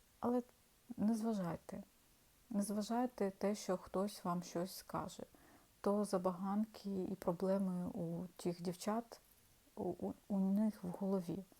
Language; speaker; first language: Ukrainian; non-native, local second language; Russian